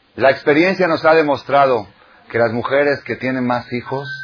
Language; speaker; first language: Spanish; native; Spanish